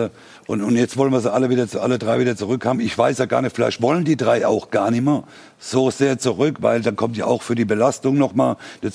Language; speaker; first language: German; native; German